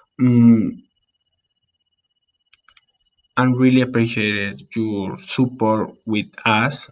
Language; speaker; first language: English; non-native, learner; Spanish